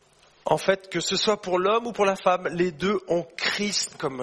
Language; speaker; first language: French; native; French